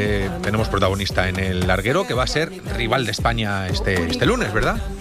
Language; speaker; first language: Spanish; native; Spanish